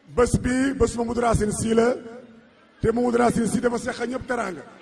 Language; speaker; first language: Wolof; non-native, local second language; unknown